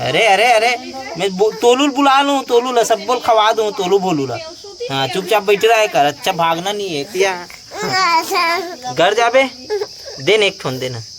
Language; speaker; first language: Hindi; non-native, local second language; Chhattisgarhi